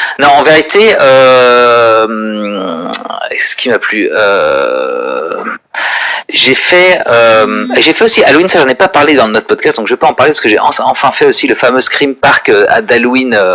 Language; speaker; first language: French; native; French